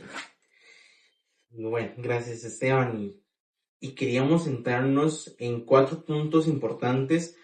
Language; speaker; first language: Spanish; native; Spanish